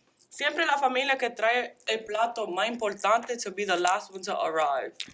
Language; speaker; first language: Spanish; early bilingual, heritage; Spanish